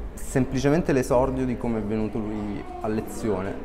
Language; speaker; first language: Italian; native; Italian